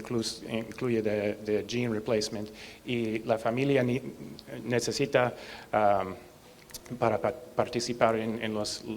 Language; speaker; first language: Spanish; non-native, learner; English